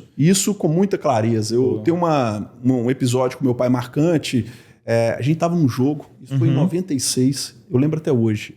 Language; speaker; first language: Portuguese; native; Portuguese